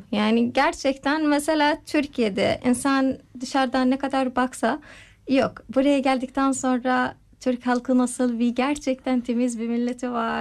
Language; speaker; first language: Turkish; non-native, learner; Arabic